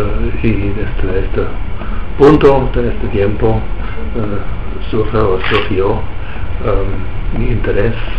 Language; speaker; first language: Spanish; non-native, fluent; German